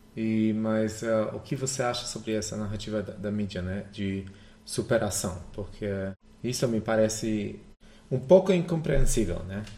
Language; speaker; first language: Portuguese; non-native, fluent; Polish